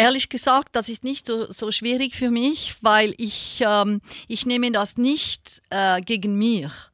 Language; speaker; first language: German; non-native, local second language; French